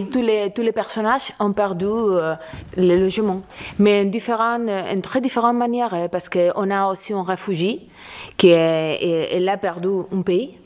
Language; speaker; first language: French; non-native, learner; Spanish